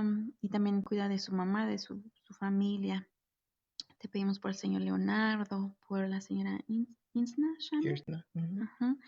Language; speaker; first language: Spanish; native; Spanish